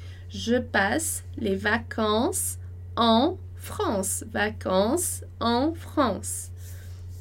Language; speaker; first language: French; non-native, fluent; Portuguese